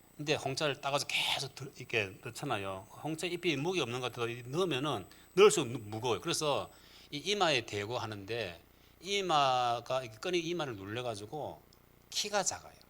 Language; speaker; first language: Korean; native; Korean